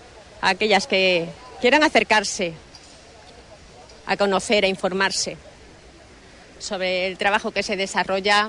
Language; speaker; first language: Spanish; native; Spanish